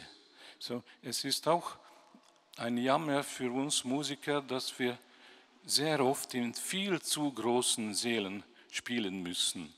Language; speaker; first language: German; non-native, fluent; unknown